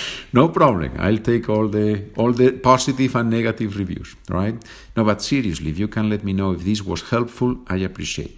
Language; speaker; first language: English; non-native, fluent; Spanish